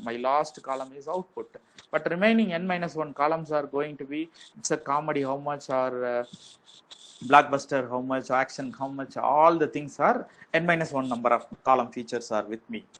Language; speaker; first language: English; non-native, local second language; Tamil